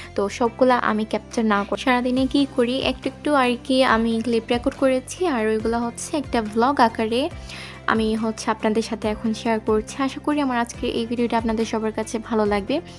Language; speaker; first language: Bangla; non-native, local second language; Sylheti